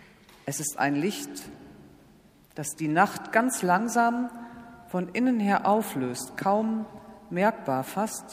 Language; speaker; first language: German; native; German